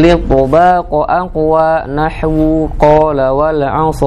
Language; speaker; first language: Arabic; non-native, fluent; Indonesian